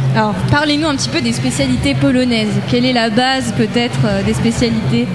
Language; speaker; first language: French; native; French